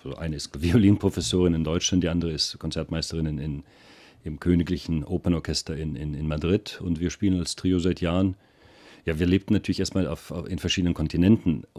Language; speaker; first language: German; early bilingual, other home language; Russian